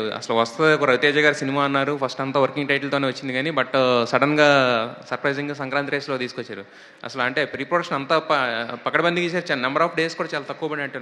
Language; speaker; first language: Telugu; native; Telugu